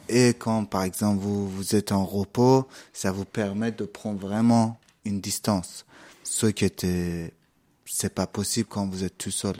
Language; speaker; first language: French; non-native, fluent; Persian